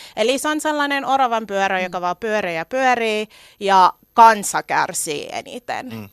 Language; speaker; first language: Finnish; early bilingual, other home language; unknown